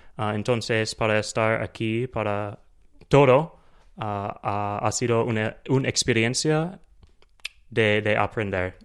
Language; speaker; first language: Spanish; non-native, learner; English